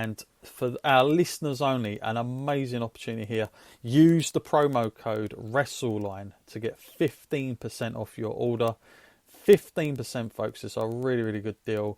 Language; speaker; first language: English; native; English